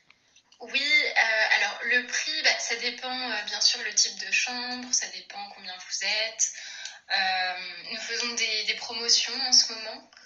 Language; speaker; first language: French; native; French